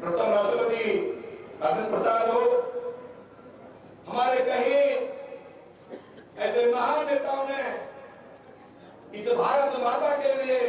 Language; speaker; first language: Hindi; non-native, local second language; Lambadi